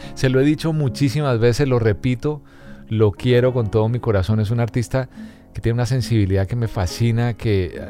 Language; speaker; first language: Spanish; native; Spanish